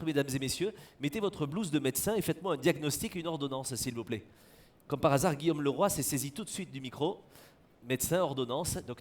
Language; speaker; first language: French; native; French